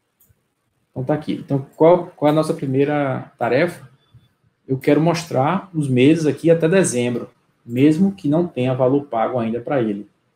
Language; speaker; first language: Portuguese; native; Portuguese